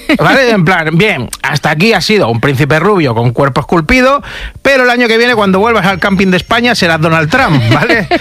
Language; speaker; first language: Spanish; native; Spanish